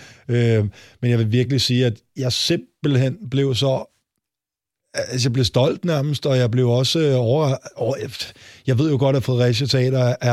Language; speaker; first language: Danish; native; Danish